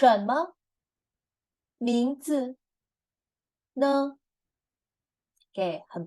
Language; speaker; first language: Chinese; non-native, fluent; Indonesian